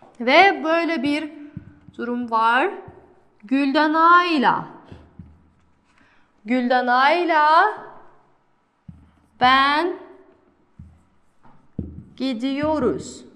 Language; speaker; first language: Turkish; non-native, fluent; Kazakh